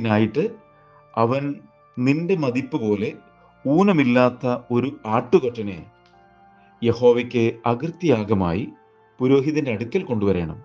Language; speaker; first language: Malayalam; native; Malayalam